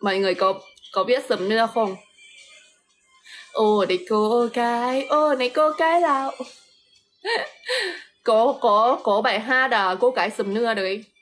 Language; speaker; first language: Vietnamese; non-native, fluent; Lao